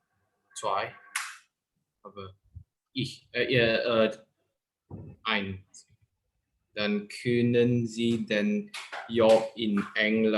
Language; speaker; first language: German; non-native, learner; Indonesian